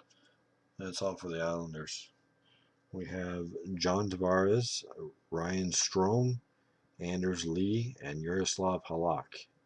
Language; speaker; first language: English; native; English